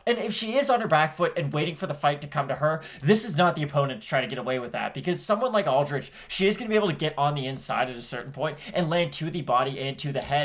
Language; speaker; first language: English; native; English